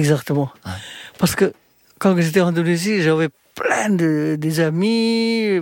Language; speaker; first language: French; non-native, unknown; Indonesian